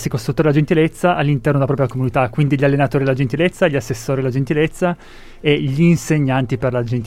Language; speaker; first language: Italian; native; Italian